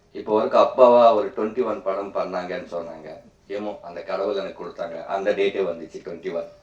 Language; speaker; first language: Tamil; non-native, learner; Telugu